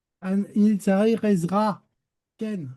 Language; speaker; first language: Hebrew; non-native, learner; French